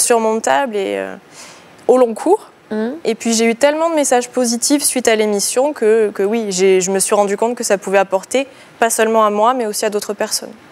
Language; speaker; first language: French; native; French